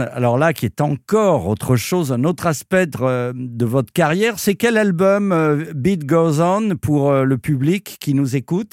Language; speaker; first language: French; native; French